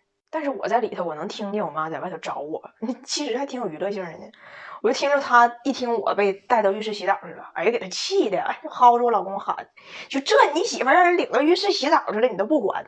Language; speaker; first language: Chinese; native; Chinese